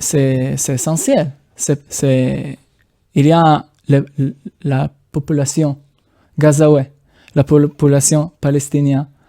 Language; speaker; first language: French; non-native, fluent; Hebrew